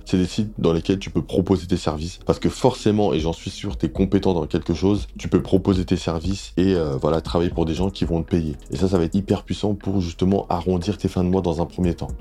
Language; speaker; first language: French; native; French